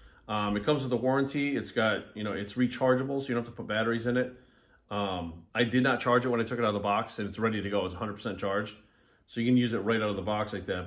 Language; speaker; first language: English; native; English